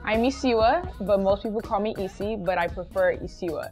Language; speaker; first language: English; early bilingual, other home language; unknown